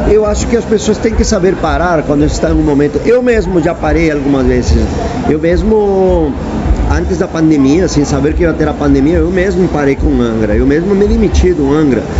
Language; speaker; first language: Portuguese; non-native, fluent; Spanish